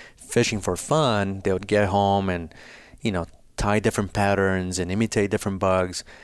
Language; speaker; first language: English; early bilingual, other home language; Portuguese